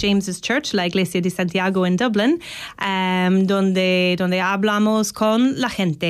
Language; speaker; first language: Spanish; non-native, fluent; English